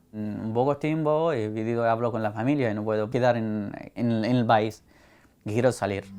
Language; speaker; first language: Spanish; non-native, learner; Arabic